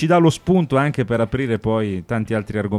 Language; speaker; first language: Italian; native; Italian